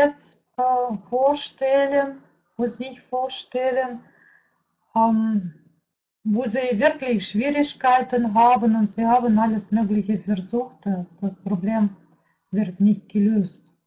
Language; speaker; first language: German; non-native, fluent; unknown